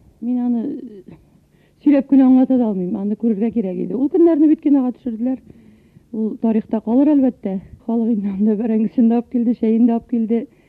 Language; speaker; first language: Tatar; native; Tatar